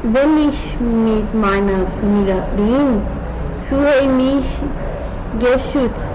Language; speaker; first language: German; non-native, learner; Portuguese